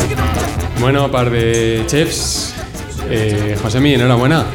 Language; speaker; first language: Spanish; native; Spanish